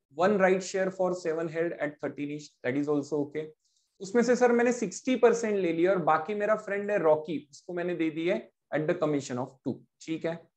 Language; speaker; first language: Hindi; non-native, local second language; Marathi